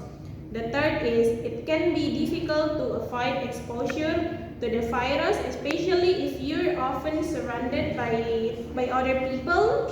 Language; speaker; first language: English; non-native, learner; Indonesian